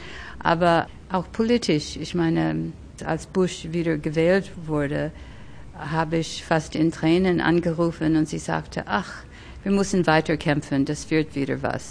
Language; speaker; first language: German; early bilingual, other home language; French